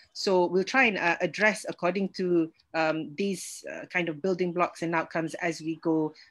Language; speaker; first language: English; non-native, local second language; Malay